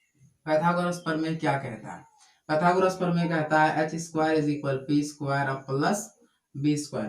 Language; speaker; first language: Hindi; native; Hindi